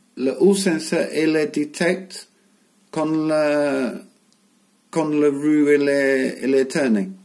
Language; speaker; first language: French; non-native, learner; English